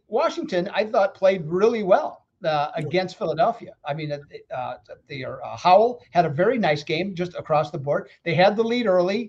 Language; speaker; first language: English; native; English